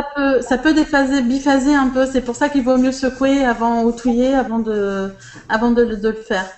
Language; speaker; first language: French; native; French